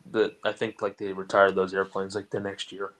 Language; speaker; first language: English; native; English